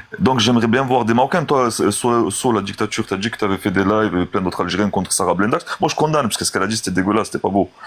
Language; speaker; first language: French; early bilingual, other home language; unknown